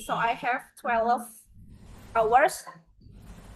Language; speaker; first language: English; non-native, fluent; Indonesian